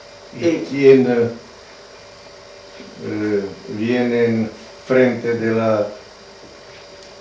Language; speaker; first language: Spanish; non-native, learner; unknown